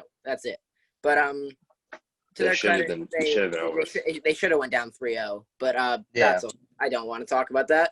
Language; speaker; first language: English; native; English